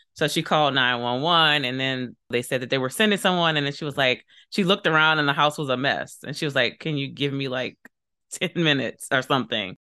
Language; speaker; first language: English; native; English